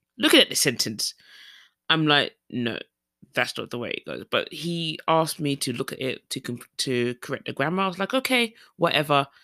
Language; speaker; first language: English; native; English